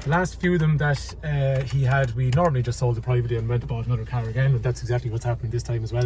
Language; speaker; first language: English; native; English